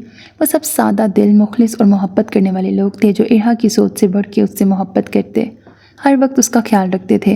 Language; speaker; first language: Urdu; native; Urdu